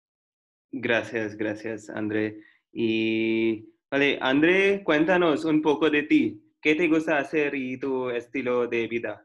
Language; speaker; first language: Spanish; non-native, learner; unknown